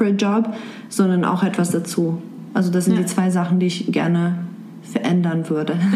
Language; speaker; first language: German; non-native, fluent; Serbian